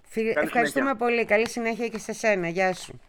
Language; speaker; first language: Greek; native; Greek